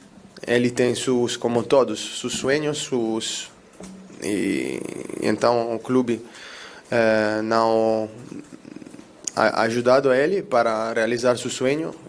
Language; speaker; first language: Portuguese; non-native, learner; Italian